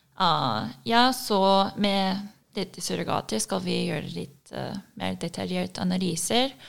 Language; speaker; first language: Norwegian; non-native, fluent; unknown